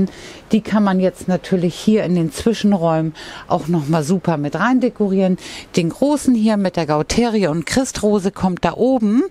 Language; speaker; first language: German; native; German